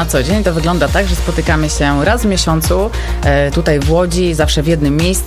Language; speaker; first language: Polish; native; Polish